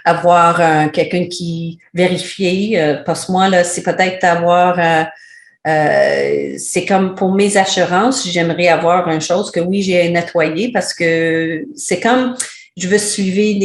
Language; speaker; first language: French; non-native, learner; English